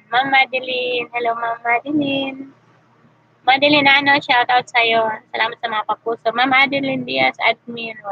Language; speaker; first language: Filipino; non-native, local second language; Masbatenyo